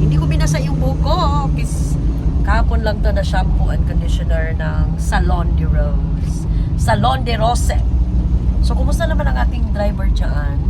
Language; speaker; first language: Filipino; non-native, local second language; Cebuano